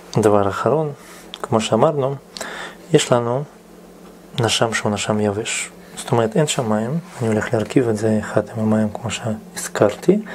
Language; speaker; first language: Hebrew; non-native, fluent; Russian